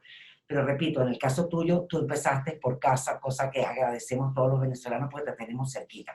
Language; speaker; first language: Spanish; native; Spanish